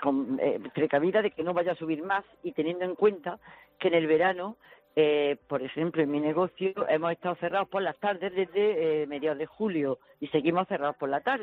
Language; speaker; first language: Spanish; native; Spanish